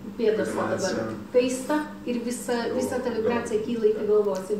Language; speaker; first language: Lithuanian; native; Lithuanian